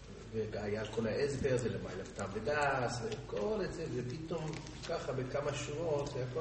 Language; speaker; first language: Hebrew; non-native, learner; English